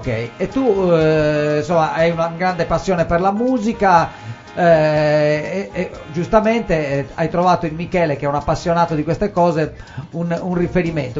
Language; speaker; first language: Italian; native; Italian